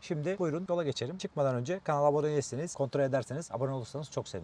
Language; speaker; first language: Turkish; native; Turkish